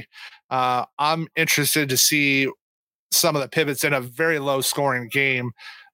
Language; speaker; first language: English; native; English